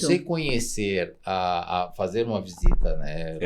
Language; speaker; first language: Portuguese; native; Portuguese